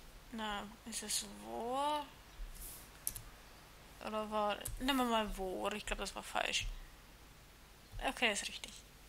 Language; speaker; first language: Swedish; non-native, learner; German